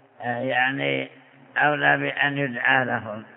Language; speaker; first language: Arabic; native; Arabic